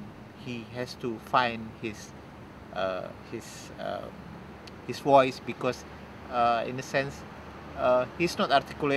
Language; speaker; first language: English; non-native, fluent; Indonesian